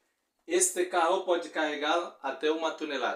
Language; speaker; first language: Portuguese; non-native, fluent; Haitian Creole